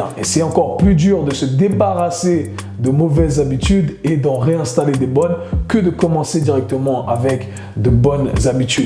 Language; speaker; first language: French; native; French